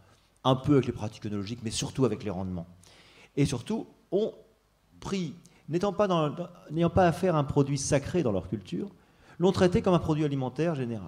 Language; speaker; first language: French; native; French